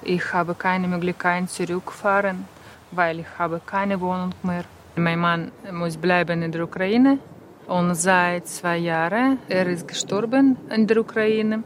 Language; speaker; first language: German; non-native, learner; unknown